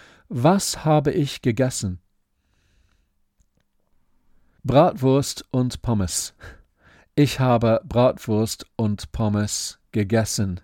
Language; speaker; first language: German; non-native, fluent; English